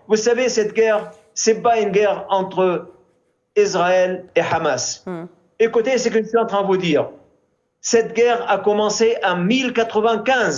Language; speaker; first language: French; non-native, fluent; Arabic